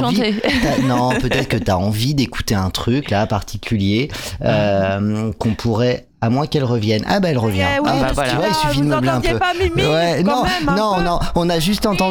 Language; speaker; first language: French; native; French